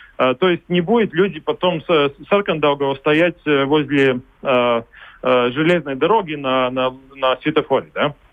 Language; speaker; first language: Russian; non-native, local second language; Latvian